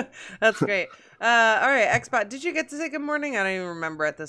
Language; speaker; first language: English; native; English